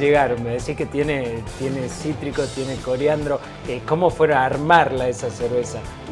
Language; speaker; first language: Spanish; native; Spanish